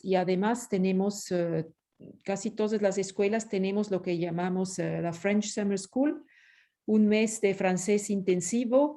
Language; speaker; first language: Spanish; non-native, fluent; French